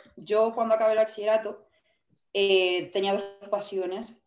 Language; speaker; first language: Spanish; native; Spanish